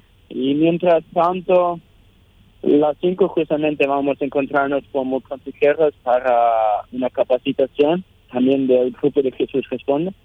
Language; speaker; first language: Spanish; non-native, local second language; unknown